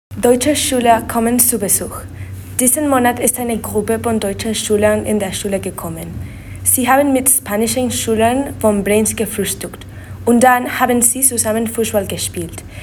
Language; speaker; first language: German; non-native, learner; Spanish